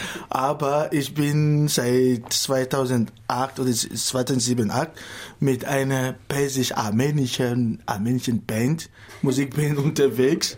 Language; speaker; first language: German; non-native, fluent; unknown